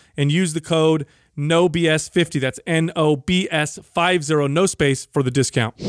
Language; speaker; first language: English; native; English